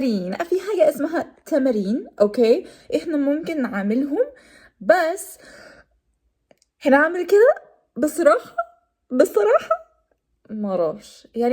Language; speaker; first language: Arabic; non-native, learner; English